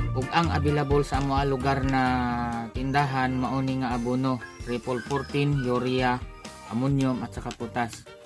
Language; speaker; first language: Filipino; non-native, local second language; Cebuano